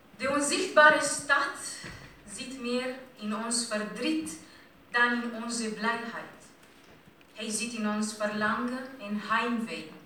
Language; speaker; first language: Dutch; non-native, fluent; Romanian